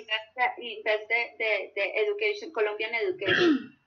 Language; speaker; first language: English; non-native, learner; Spanish